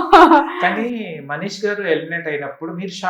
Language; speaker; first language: Telugu; native; Telugu